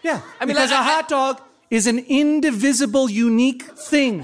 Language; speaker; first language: English; native; English